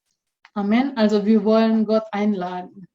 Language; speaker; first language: German; non-native, fluent; Indonesian